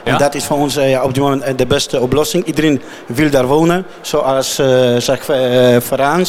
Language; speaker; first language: Dutch; non-native, learner; Polish